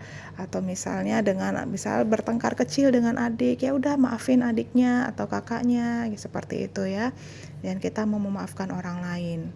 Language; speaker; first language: Indonesian; native; Indonesian